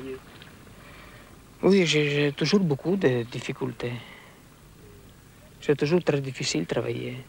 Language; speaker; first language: French; non-native, learner; Italian